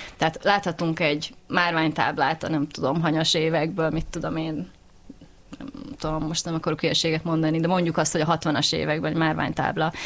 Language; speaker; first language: Hungarian; native; Hungarian